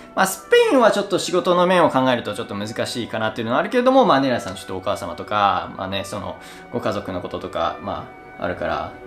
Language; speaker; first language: Japanese; native; Japanese